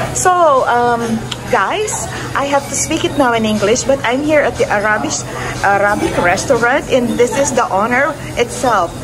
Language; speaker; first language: English; non-native, local second language; Filipino